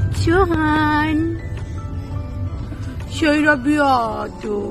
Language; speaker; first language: Italian; non-native, learner; Bangla